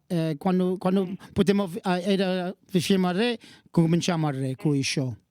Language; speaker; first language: Italian; non-native, learner; English